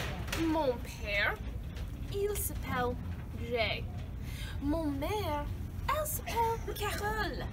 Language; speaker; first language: French; non-native, learner; English